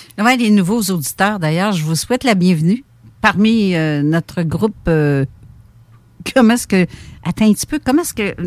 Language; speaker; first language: French; native; French